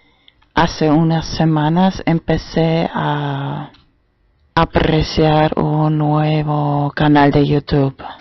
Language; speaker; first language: Spanish; non-native, fluent; German